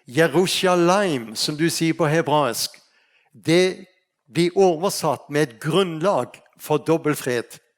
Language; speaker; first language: Norwegian; native; Norwegian